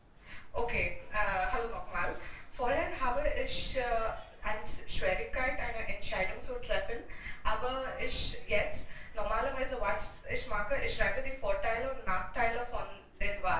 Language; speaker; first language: German; non-native, learner; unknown